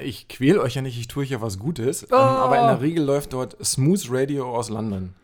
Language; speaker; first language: German; native; German